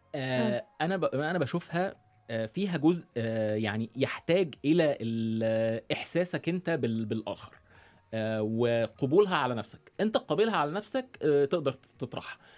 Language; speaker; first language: Arabic; native; Arabic